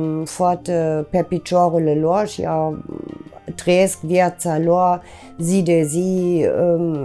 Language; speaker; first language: Romanian; non-native, fluent; German